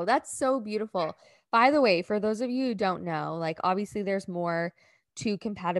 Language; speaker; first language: English; native; English